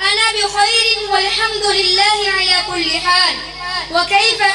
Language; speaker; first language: Arabic; non-native, learner; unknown